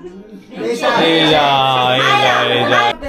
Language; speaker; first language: Japanese; non-native, fluent; Korean